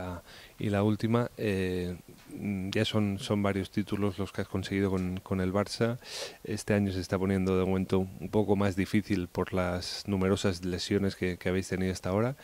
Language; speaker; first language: Spanish; native; Spanish